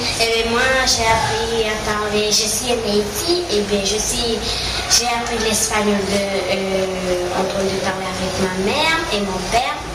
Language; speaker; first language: French; early bilingual, other home language; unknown